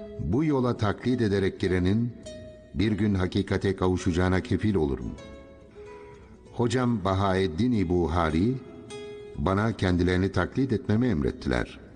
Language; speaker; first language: Turkish; native; Turkish